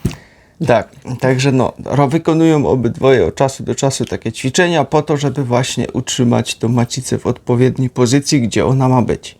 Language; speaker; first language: Polish; native; Polish